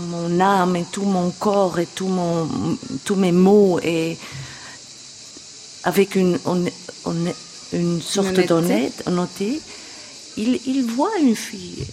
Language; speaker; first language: French; non-native, local second language; Dutch